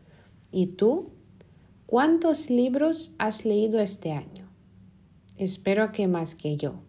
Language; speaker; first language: Spanish; non-native, fluent; Lithuanian